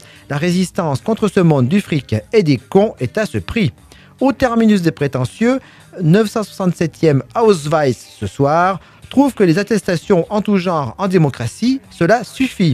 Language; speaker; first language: French; native; French